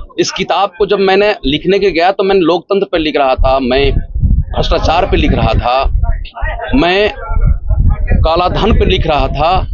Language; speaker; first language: Hindi; native; Hindi